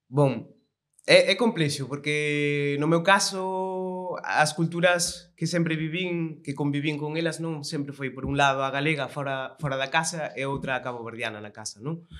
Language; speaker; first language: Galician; non-native, local second language; Kabuverdianu